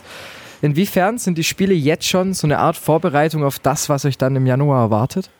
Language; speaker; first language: German; native; German